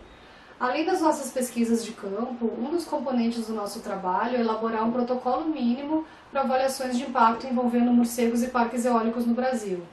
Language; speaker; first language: Portuguese; native; Portuguese